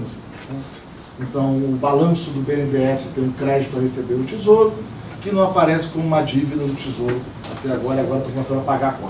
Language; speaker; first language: Portuguese; native; Portuguese